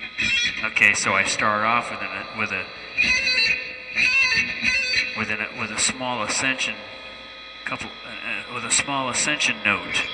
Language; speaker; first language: English; native; English